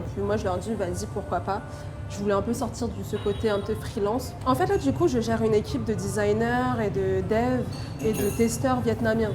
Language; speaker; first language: French; early bilingual, other home language; Vietnamese